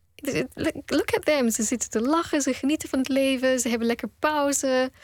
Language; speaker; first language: Dutch; early bilingual, other home language; Punjabi